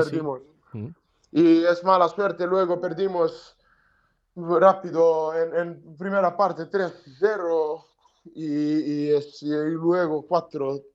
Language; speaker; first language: Spanish; non-native, learner; Serbian